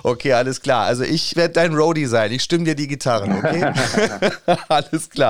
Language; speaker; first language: German; native; German